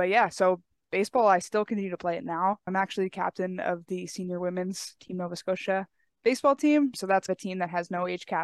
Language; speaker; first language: English; native; English